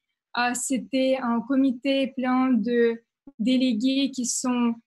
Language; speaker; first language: French; non-native, fluent; Russian